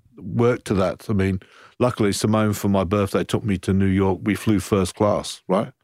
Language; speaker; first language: English; native; English